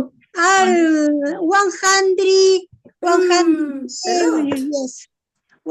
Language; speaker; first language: English; non-native, learner; Spanish